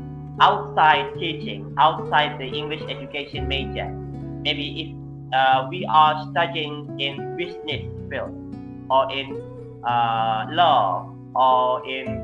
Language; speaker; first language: English; non-native, fluent; Indonesian